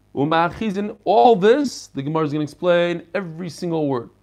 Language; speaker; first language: English; non-native, fluent; Hebrew